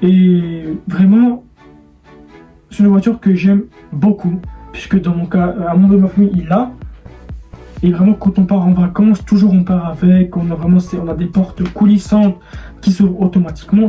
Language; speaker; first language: French; native; French